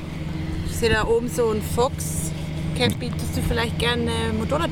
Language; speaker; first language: German; native; German